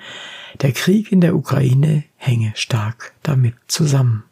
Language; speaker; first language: German; native; German